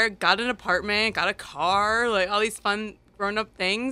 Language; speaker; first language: English; native; English